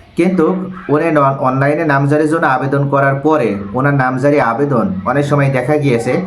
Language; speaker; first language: Bangla; native; Bangla